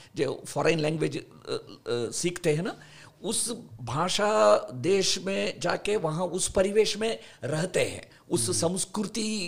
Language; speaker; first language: Hindi; non-native, local second language; Kannada